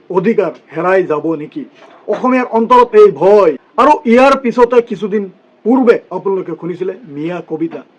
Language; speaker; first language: Assamese; non-native, local second language; Bangla